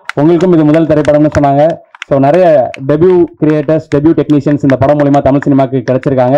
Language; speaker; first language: Tamil; native; Tamil